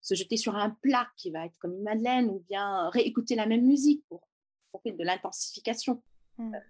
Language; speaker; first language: French; native; French